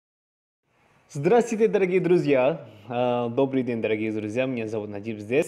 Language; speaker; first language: Russian; non-native, learner; Javanese